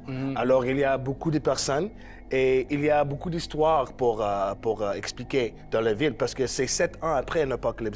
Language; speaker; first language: French; non-native, local second language; English